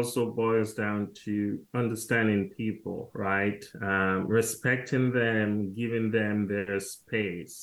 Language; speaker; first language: English; non-native, local second language; Krio